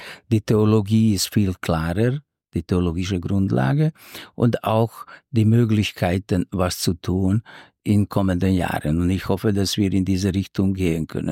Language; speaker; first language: German; non-native, fluent; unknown